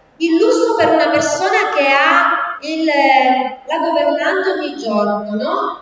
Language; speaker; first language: Italian; native; Italian